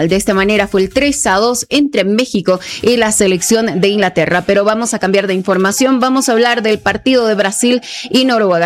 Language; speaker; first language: Spanish; native; Spanish